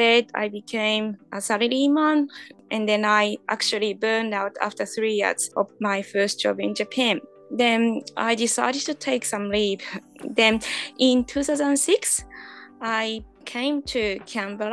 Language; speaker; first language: English; non-native, fluent; Japanese